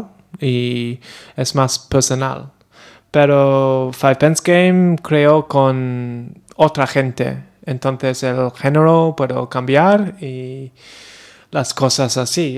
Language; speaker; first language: Spanish; non-native, learner; English